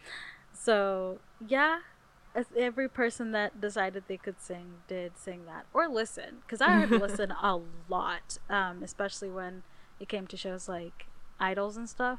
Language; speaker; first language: English; native; English